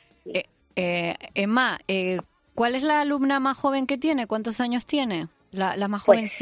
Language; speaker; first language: Spanish; native; Spanish